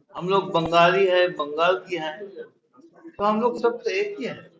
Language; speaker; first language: Hindi; non-native, local second language; Bangla